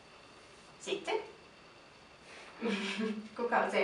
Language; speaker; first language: Finnish; native; Finnish